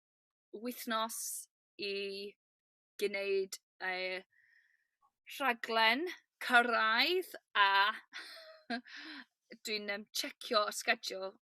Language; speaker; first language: Welsh; non-native, learner; English